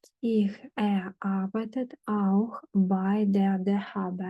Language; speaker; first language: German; non-native, fluent; Ukrainian